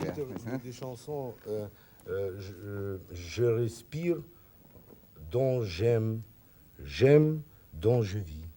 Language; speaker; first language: French; non-native, learner; Russian